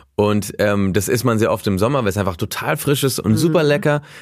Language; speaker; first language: German; early bilingual, heritage; German